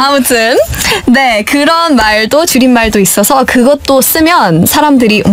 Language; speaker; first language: Korean; early bilingual, other home language; English